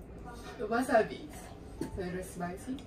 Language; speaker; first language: English; non-native, learner; Chinese